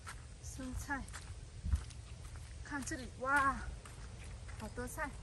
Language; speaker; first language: Chinese; non-native, fluent; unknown